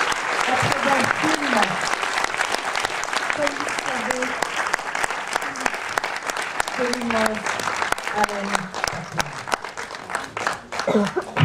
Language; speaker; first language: French; native; French